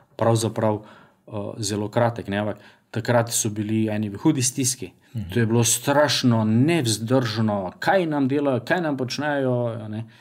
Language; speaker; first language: Slovenian; native; Slovenian